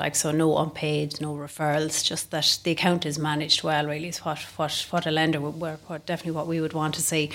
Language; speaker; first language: English; native; English